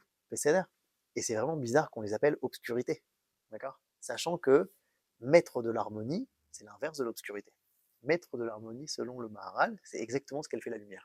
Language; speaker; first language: French; native; French